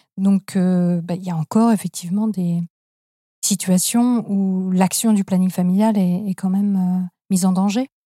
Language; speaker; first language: French; native; French